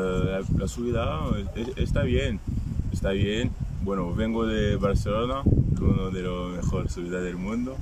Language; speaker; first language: Spanish; non-native, fluent; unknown